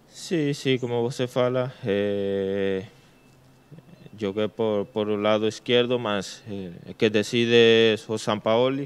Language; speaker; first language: Portuguese; non-native, learner; Spanish